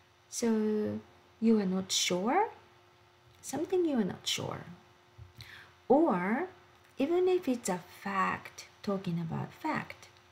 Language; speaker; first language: English; non-native, fluent; Japanese